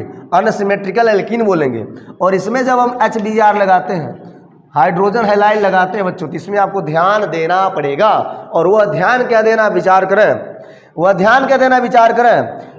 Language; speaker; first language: Hindi; native; Hindi